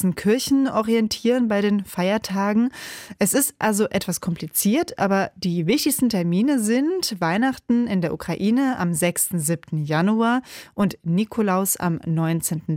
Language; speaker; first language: German; early bilingual, other home language; Ukrainian